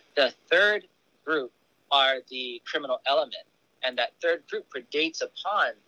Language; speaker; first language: English; native; English